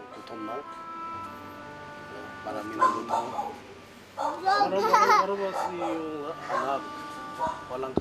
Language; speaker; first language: Filipino; non-native, learner; Korean